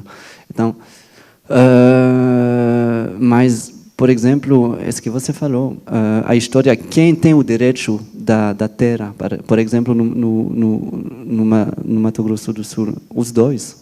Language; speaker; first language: Portuguese; non-native, fluent; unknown